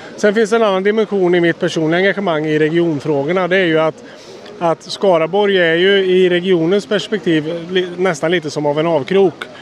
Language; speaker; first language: Swedish; native; Swedish